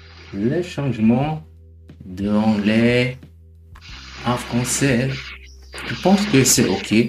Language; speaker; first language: French; non-native, learner; German